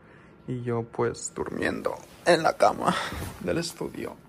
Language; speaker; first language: Spanish; native; Spanish